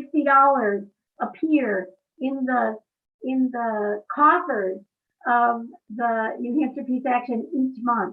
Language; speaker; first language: English; native; English